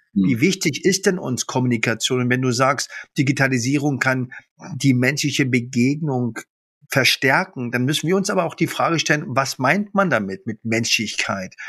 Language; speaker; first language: German; early bilingual, other home language; Arabic